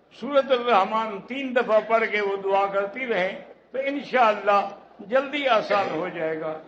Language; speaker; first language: Urdu; native; Urdu